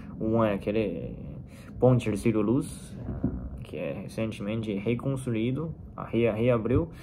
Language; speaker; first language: Portuguese; non-native, fluent; Chinese